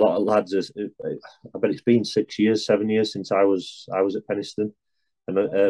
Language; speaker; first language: English; native; English